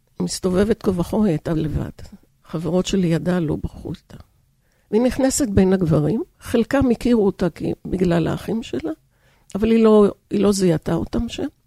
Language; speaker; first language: Hebrew; early bilingual, other home language; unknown